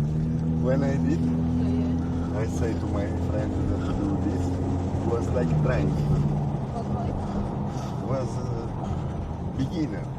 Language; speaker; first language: English; non-native, learner; Italian